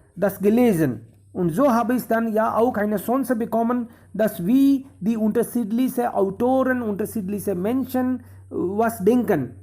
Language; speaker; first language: German; non-native, fluent; Hindi